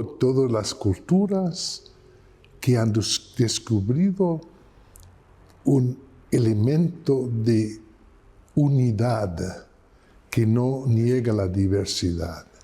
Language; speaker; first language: Spanish; non-native, fluent; English